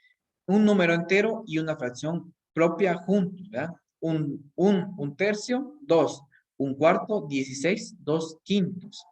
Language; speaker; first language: Spanish; native; Spanish